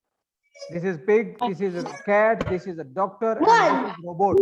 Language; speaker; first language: English; non-native, learner; Arabic